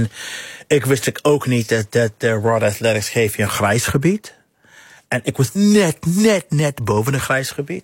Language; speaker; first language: Dutch; non-native, fluent; English